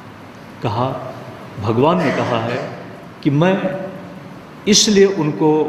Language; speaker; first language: Hindi; native; Hindi